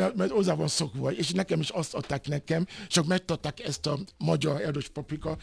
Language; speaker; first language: Hungarian; non-native, learner; Yoruba